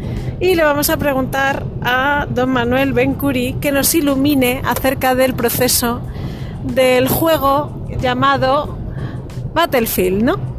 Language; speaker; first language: Spanish; native; Spanish